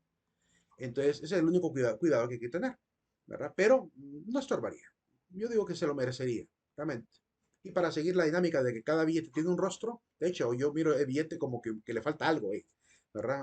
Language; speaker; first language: Spanish; native; Spanish